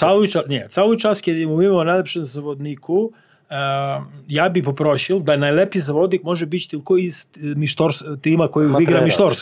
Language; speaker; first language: Polish; non-native, learner; Serbian